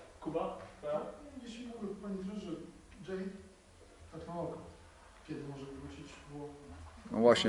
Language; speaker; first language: Polish; native; Polish